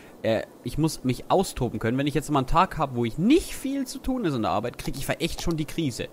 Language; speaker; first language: German; native; German